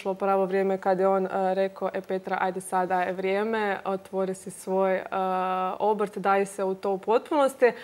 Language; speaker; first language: Croatian; native; Croatian